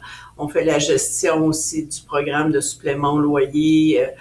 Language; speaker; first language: French; native; French